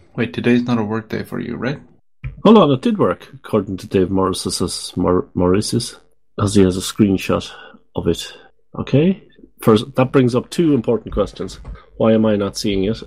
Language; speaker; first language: English; native; English